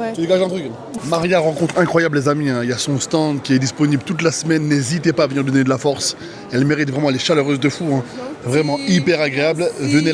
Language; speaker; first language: French; native; French